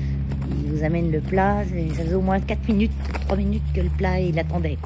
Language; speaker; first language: French; native; French